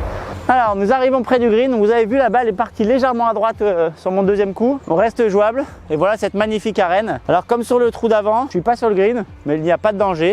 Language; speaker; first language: French; native; French